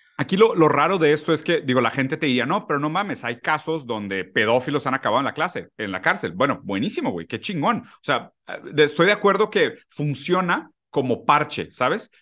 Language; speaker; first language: Spanish; early bilingual, other home language; Portuguese